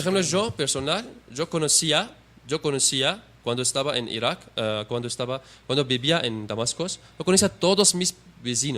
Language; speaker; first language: Spanish; non-native, learner; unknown